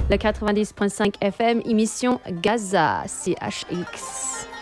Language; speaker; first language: French; native; French